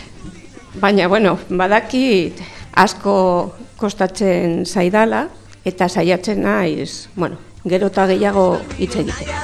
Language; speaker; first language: Basque; non-native, local second language; Spanish